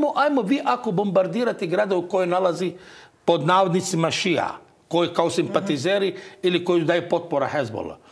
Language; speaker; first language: Croatian; non-native, fluent; Arabic